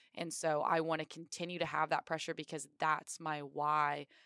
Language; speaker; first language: English; native; English